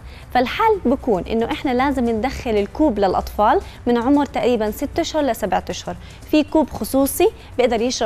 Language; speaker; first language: Arabic; native; Arabic